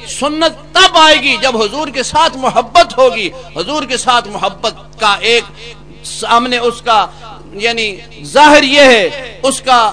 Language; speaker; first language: Urdu; non-native, local second language; Punjabi